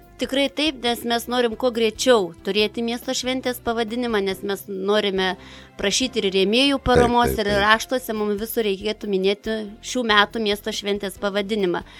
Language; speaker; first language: Lithuanian; native; Lithuanian